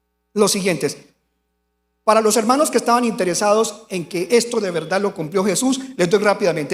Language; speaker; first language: Spanish; native; Spanish